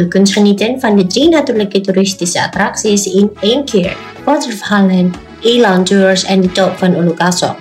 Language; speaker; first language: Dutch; non-native, learner; Indonesian